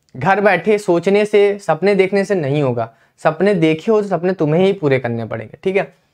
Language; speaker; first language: Hindi; native; Hindi